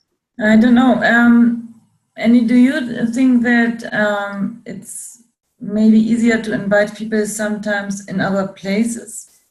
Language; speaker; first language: English; non-native, learner; German